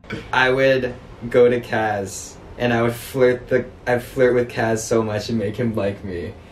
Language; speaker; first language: English; early bilingual, other home language; Japanese